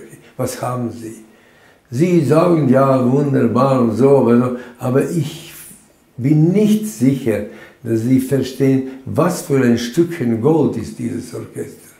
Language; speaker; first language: German; non-native, fluent; Latvian